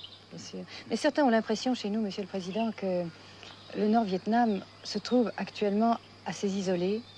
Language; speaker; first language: French; native; French